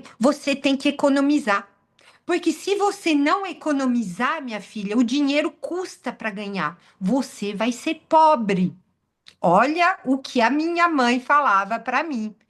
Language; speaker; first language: Portuguese; non-native, fluent; French